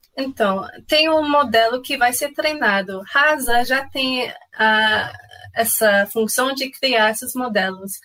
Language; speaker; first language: Portuguese; non-native, fluent; English